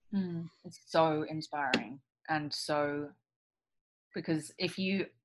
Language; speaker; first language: English; native; English